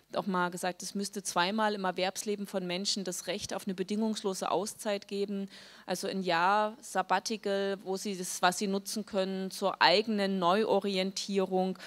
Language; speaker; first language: German; native; German